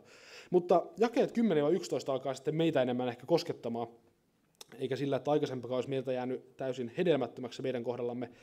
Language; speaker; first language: Finnish; native; Finnish